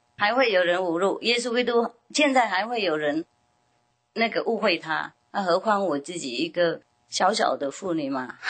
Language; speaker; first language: Chinese; non-native, fluent; Vietnamese